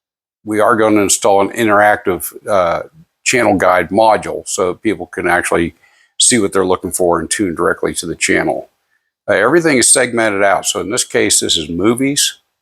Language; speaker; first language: English; native; English